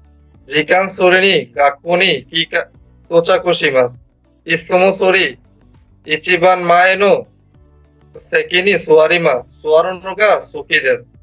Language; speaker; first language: Japanese; non-native, learner; Bangla